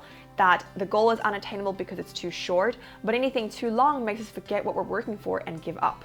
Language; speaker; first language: English; early bilingual, other home language; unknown